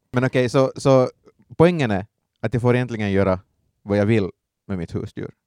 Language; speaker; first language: Swedish; native; Swedish